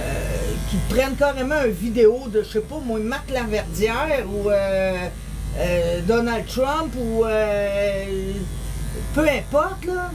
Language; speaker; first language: French; native; French